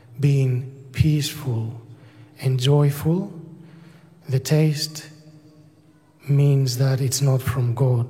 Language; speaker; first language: English; non-native, fluent; Greek